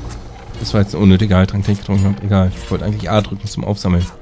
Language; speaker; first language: German; native; German